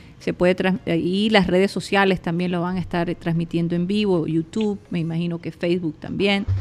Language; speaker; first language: Spanish; native; Spanish